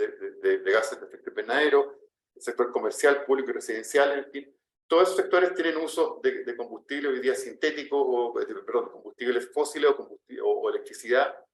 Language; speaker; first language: Spanish; native; Spanish